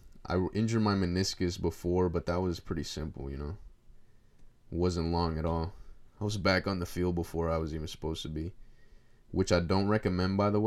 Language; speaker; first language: English; early bilingual, other home language; Spanish